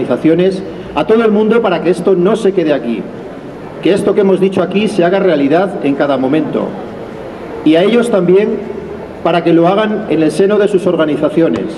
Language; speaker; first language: Spanish; native; Spanish